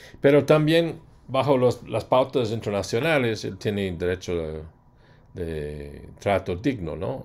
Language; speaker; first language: Spanish; non-native, fluent; English